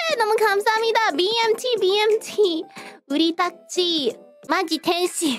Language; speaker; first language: Korean; non-native, learner; English